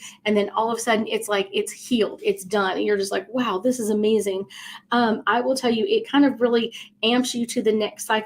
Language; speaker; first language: English; native; English